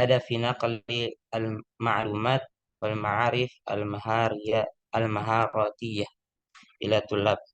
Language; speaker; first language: Arabic; non-native, learner; Indonesian